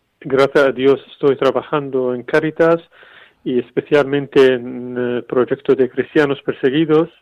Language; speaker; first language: Spanish; non-native, fluent; Arabic